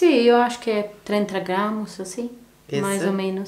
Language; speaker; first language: Portuguese; non-native, learner; Bosnian